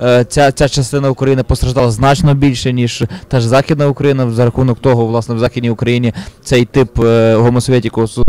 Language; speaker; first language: Ukrainian; native; Ukrainian